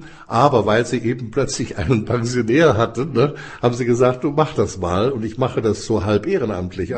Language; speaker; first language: German; native; German